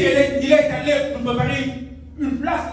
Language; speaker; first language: French; non-native, local second language; Lingala